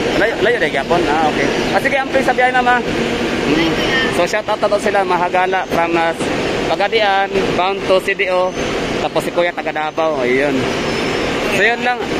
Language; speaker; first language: Filipino; non-native, local second language; Cebuano